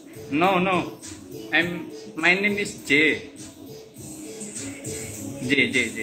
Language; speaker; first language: English; non-native, learner; Indonesian